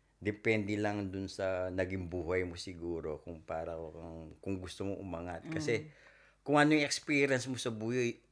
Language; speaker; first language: Filipino; non-native, local second language; Pampanga